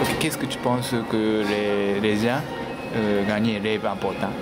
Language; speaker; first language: French; non-native, learner; Japanese